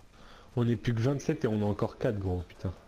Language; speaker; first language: French; native; French